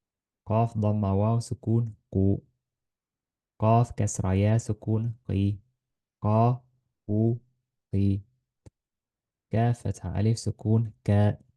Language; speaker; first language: Arabic; non-native, fluent; Estonian